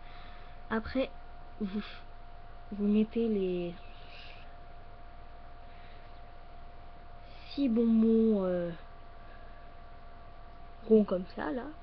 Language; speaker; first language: French; native; French